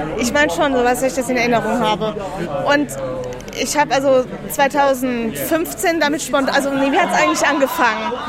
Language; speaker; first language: German; non-native, fluent; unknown